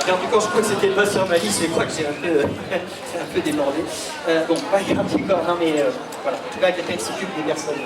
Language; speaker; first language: French; native; French